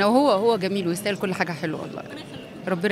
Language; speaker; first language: Arabic; native; Arabic